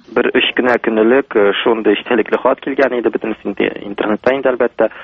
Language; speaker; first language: Tatar; native; Tatar